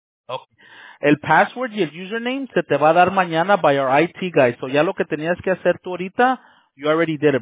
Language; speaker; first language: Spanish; early bilingual, heritage; Spanish